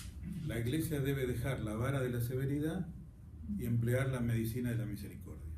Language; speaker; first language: Spanish; native; Spanish